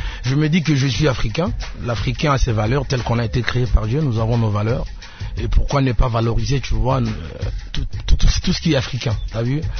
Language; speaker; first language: French; non-native, local second language; Lingala